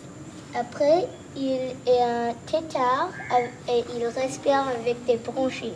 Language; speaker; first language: French; non-native, learner; English